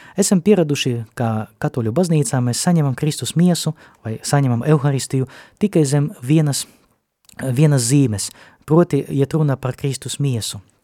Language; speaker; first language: Latvian; non-native, local second language; Russian